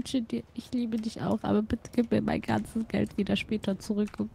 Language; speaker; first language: German; native; German